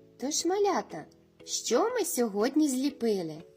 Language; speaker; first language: Ukrainian; native; Ukrainian